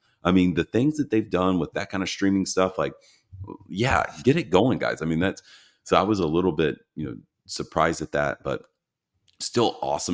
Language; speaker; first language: English; native; English